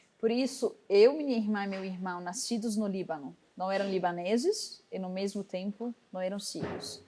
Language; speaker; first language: Portuguese; non-native, fluent; Arabic